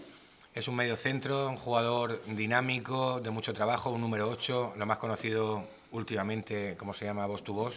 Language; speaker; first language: Spanish; native; Spanish